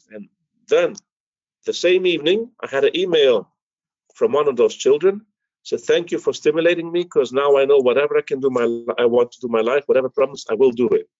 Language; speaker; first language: English; early bilingual, other home language; Dutch